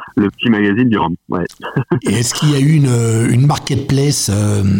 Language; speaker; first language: French; native; French